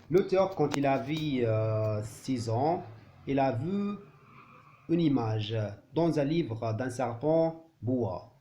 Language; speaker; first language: French; non-native, learner; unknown